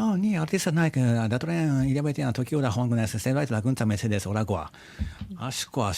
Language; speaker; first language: Basque; non-native, fluent; Japanese